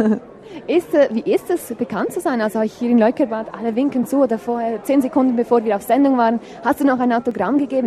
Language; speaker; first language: German; native; German